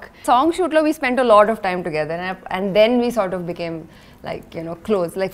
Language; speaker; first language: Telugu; non-native, learner; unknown